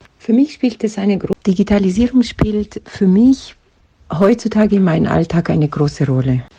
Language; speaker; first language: German; non-native, fluent; Romanian